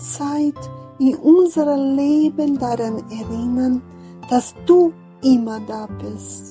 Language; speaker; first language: German; non-native, fluent; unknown